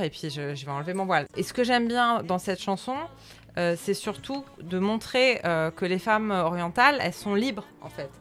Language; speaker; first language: French; early bilingual, other home language; Arabic